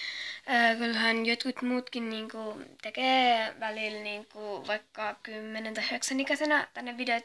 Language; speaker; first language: Finnish; native; Finnish